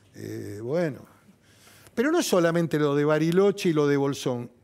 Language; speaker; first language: Spanish; native; Spanish